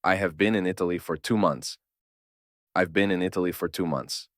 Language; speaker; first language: English; non-native, fluent; Ukrainian